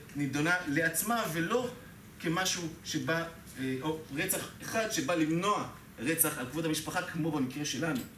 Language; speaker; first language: Hebrew; native; Hebrew